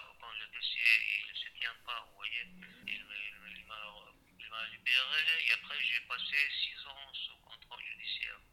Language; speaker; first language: French; non-native, learner; Chechen